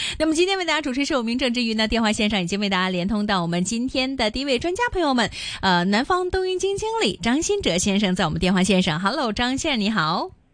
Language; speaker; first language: Chinese; non-native, local second language; Cantonese